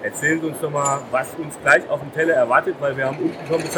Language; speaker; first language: German; native; German